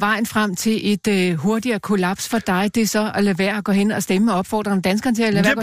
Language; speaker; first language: Danish; native; Danish